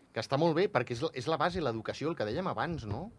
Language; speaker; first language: Catalan; native; Catalan